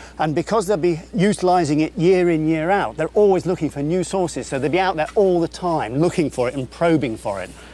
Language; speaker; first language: English; native; English